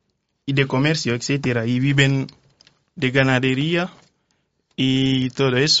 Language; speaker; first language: Spanish; non-native, fluent; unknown